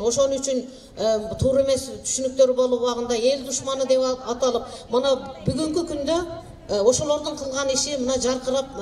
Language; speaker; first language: Kyrgyz; native; Kyrgyz